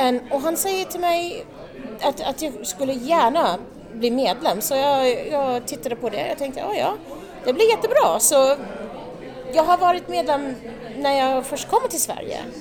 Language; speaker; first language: Swedish; non-native, fluent; English